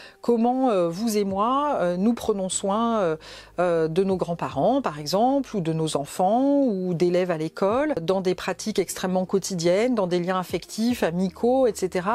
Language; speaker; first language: French; native; French